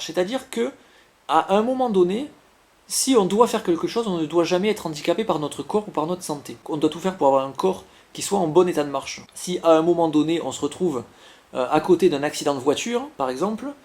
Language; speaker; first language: French; native; French